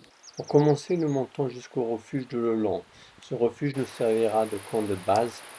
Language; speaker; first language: French; native; French